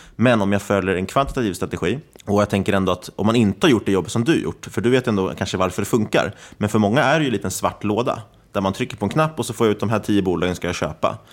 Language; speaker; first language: Swedish; native; Swedish